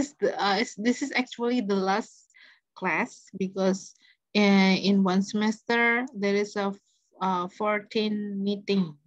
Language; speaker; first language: English; non-native, fluent; Indonesian